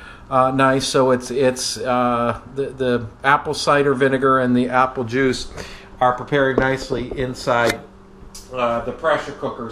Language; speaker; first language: English; native; English